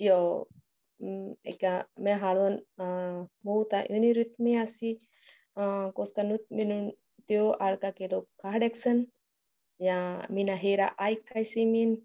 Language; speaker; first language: Finnish; non-native, learner; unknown